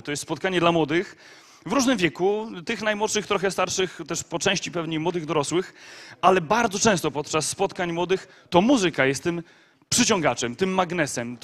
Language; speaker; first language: Polish; native; Polish